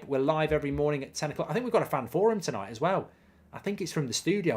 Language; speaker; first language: English; native; English